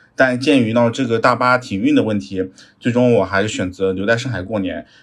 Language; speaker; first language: Chinese; native; Chinese